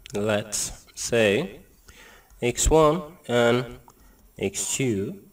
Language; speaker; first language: English; non-native, learner; Turkish